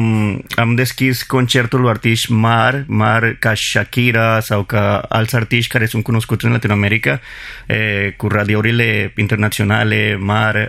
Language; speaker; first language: Romanian; non-native, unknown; Spanish